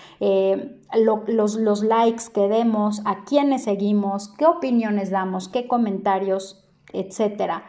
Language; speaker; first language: Spanish; native; Spanish